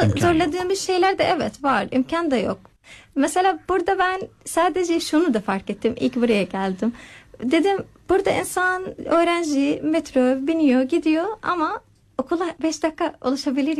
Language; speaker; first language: Turkish; non-native, fluent; Arabic